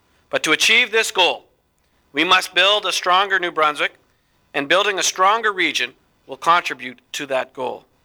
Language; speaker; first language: English; native; English